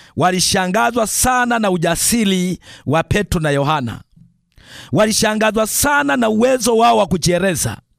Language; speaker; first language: Swahili; native; Swahili